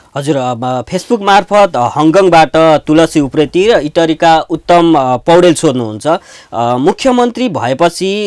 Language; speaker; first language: Nepali; native; Nepali